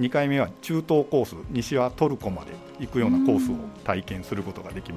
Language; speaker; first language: Japanese; native; Japanese